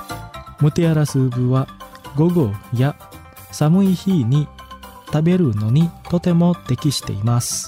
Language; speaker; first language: Japanese; non-native, fluent; Indonesian